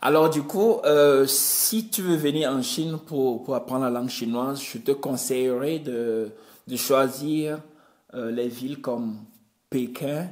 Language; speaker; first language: French; non-native, local second language; Ewe